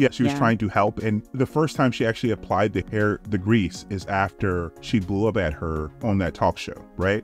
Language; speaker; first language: English; native; English